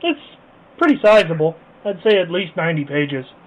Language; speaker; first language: English; native; English